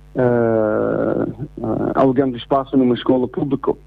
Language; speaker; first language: Portuguese; non-native, fluent; English